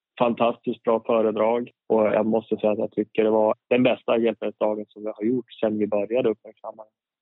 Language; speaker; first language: Swedish; native; Swedish